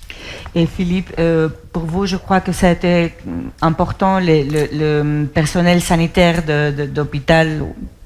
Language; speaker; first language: French; non-native, fluent; Spanish